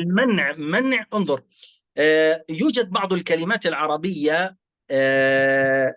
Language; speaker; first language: Arabic; native; Arabic